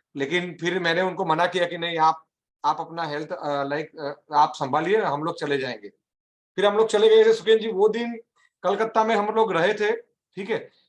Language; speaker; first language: Hindi; native; Hindi